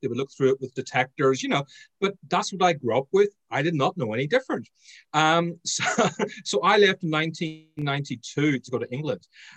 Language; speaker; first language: English; native; English